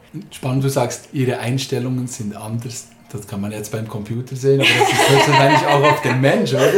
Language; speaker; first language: German; native; German